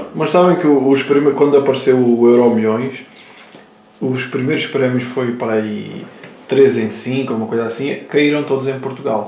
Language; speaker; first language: Portuguese; native; Portuguese